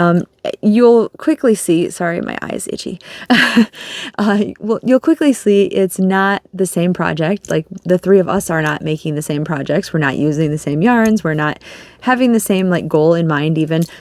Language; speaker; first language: English; native; English